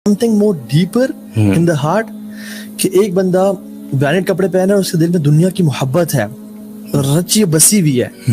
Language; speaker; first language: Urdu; native; Urdu